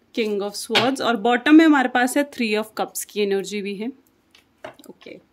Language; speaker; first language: Hindi; native; Hindi